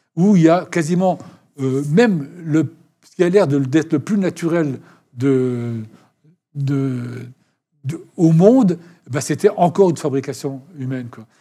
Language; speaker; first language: French; native; French